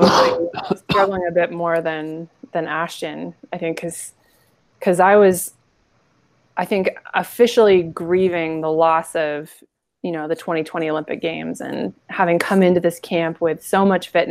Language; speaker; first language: English; native; English